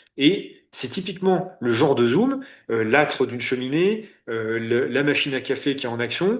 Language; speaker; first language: French; native; French